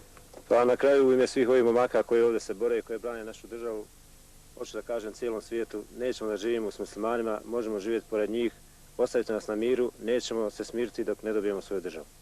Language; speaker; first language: Bosnian; native; Bosnian